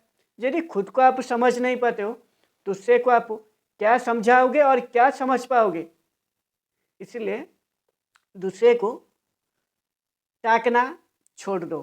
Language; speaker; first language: Hindi; non-native, local second language; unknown